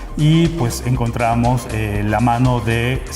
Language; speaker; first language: Spanish; native; Spanish